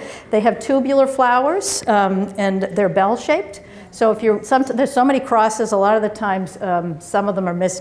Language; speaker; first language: English; native; English